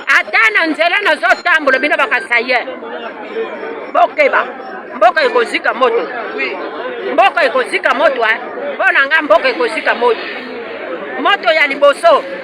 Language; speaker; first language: Lingala; non-native, local second language; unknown